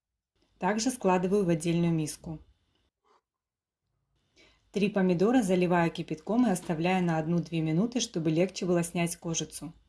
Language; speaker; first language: Russian; native; Russian